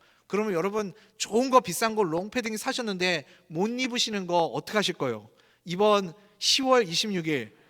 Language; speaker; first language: Korean; native; Korean